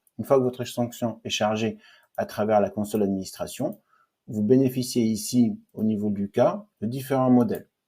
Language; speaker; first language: French; native; French